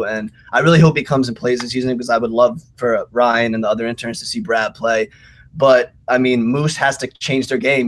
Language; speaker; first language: English; native; English